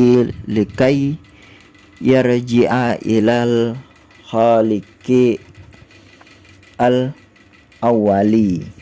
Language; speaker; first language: Arabic; non-native, learner; Indonesian